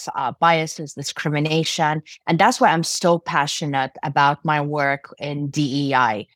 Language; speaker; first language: English; non-native, fluent; Arabic